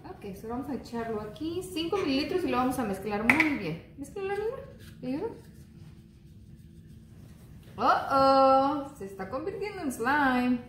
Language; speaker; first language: Spanish; native; Spanish